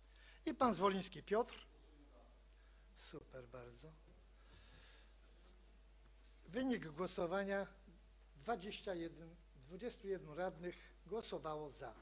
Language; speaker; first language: Polish; native; Polish